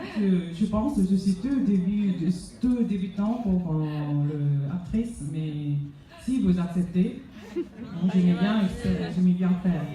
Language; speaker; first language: French; non-native, fluent; Korean